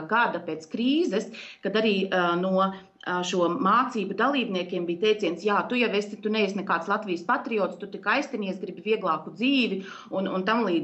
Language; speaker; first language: Latvian; native; Latvian